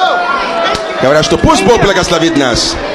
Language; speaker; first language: Russian; non-native, fluent; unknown